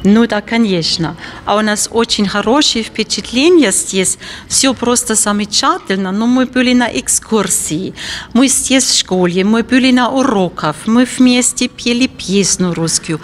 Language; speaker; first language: Russian; non-native, fluent; German